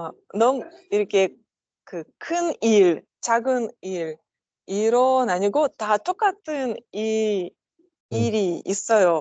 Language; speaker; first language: Korean; non-native, learner; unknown